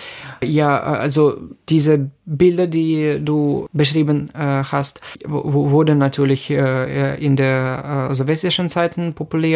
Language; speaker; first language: German; non-native, fluent; Ukrainian